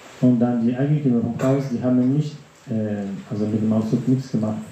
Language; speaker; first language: German; non-native, fluent; Russian